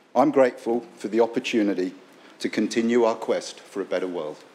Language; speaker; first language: English; native; English